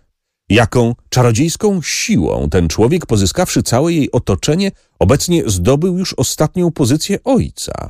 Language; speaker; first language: Polish; native; Polish